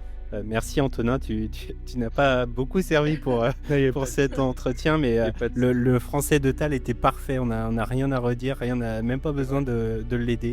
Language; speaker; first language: French; native; French